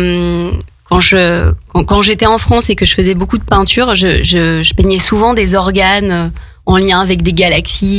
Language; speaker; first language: French; native; French